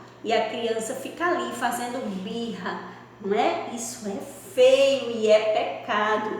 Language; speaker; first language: Portuguese; native; Portuguese